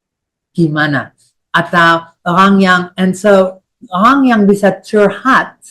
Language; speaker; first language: Indonesian; non-native, fluent; English